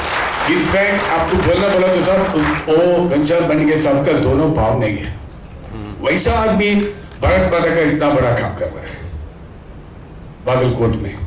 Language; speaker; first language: Hindi; non-native, local second language; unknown